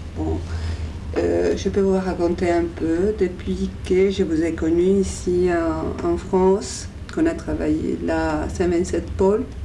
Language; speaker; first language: French; non-native, fluent; Spanish